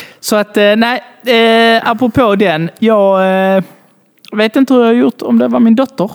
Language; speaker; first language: Swedish; early bilingual, other home language; Bangla